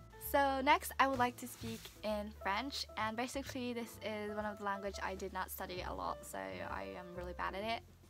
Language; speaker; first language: English; early bilingual, other home language; Japanese